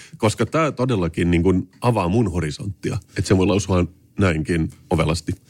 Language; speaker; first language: Finnish; native; Finnish